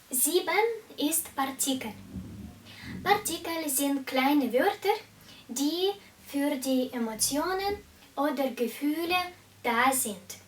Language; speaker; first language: German; non-native, fluent; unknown